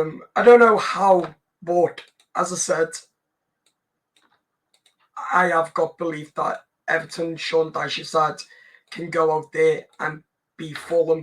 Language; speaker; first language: English; native; English